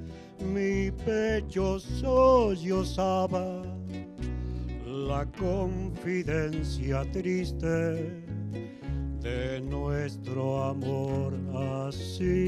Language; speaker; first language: Spanish; native; Spanish